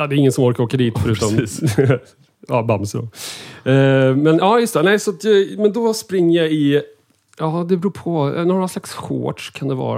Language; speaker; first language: Swedish; native; Swedish